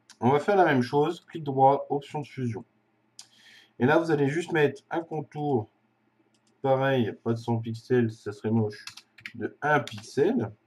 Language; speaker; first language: French; native; French